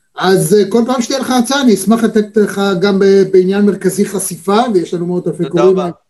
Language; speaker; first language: Hebrew; native; Hebrew